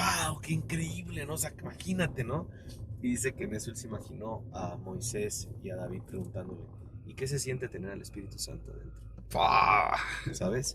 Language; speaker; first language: Spanish; native; Spanish